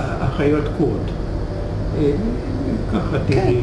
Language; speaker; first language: Hebrew; non-native, fluent; Hungarian